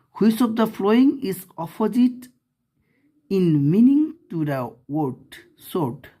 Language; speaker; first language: English; non-native, local second language; Assamese